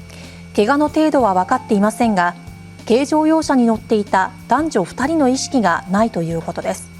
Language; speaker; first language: Japanese; native; Japanese